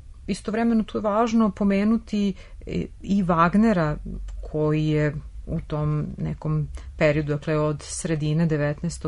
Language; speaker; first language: Serbian; native; Serbian